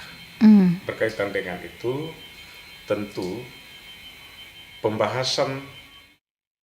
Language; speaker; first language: Indonesian; native; Indonesian